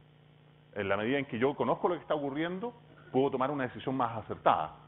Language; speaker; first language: Spanish; native; Spanish